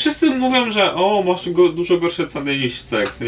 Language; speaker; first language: Polish; native; Polish